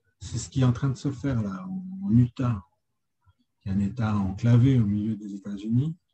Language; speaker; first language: French; native; French